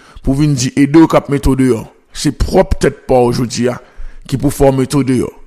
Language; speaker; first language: French; non-native, local second language; Haitian Creole